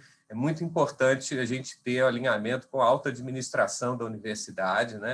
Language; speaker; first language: Portuguese; native; Portuguese